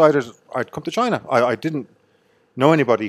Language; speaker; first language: English; native; English